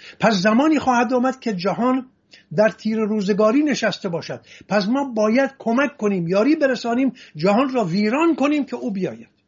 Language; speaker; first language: Persian; non-native, local second language; Assyrian Neo-Aramaic